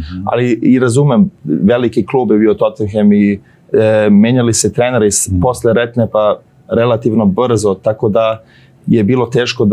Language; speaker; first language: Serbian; early bilingual, heritage; Serbian